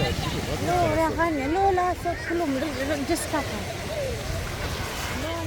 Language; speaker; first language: Hebrew; non-native, learner; Filipino